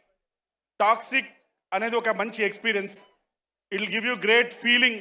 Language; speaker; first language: Telugu; native; Telugu